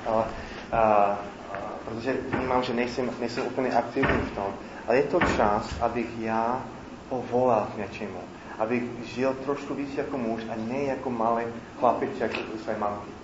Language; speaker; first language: Czech; non-native, fluent; English